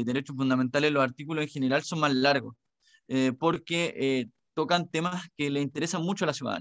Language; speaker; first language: Spanish; native; Spanish